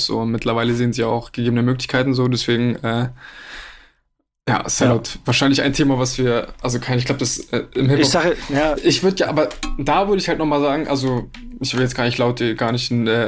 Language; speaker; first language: German; native; German